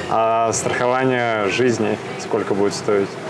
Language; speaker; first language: Russian; native; Russian